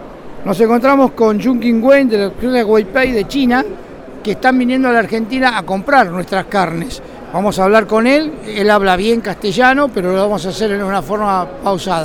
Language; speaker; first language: Spanish; native; Spanish